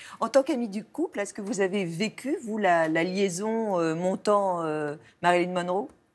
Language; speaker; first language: French; native; French